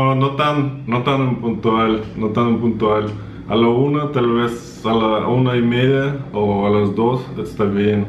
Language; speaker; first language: Spanish; non-native, fluent; Russian